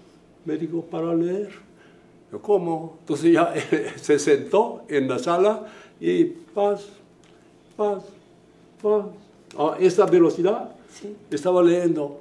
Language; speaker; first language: Spanish; non-native, fluent; Japanese